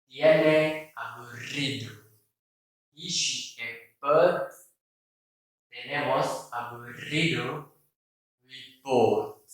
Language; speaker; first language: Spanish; non-native, learner; Indonesian